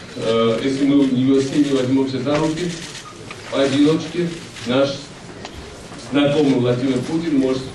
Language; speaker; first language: Russian; non-native, local second language; Georgian